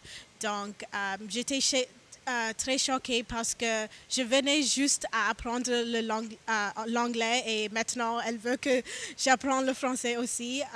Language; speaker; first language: French; non-native, learner; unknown